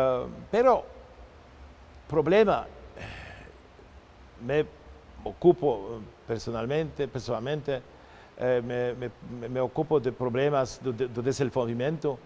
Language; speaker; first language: Portuguese; non-native, fluent; Polish